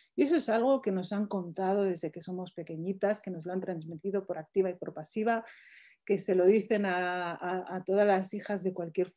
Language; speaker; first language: Spanish; non-native, fluent; Arabic